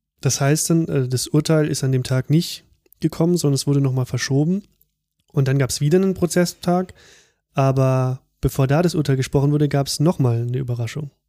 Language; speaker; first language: German; native; German